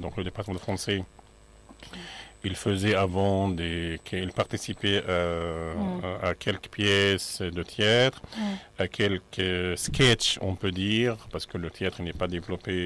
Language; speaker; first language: French; non-native, local second language; Arabic